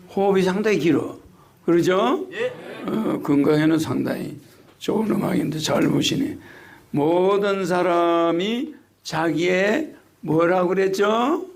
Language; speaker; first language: Korean; native; Korean